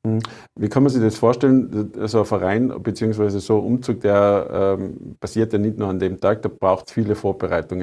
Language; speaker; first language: German; native; German